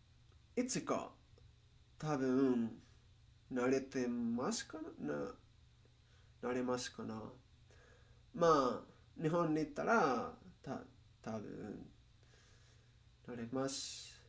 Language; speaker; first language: Japanese; non-native, learner; Spanish